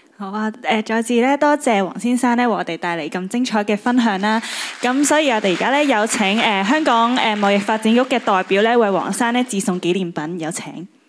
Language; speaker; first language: Cantonese; native; Cantonese